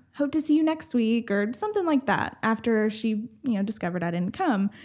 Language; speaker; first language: English; native; English